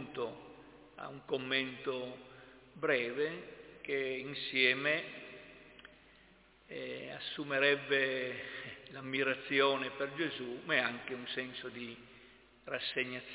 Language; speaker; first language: Italian; native; Italian